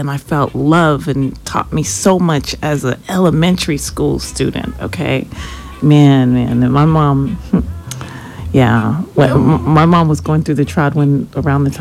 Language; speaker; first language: English; early bilingual, other home language; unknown